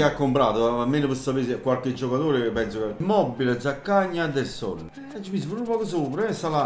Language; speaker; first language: Italian; native; Italian